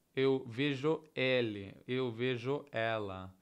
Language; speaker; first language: Portuguese; non-native, fluent; Italian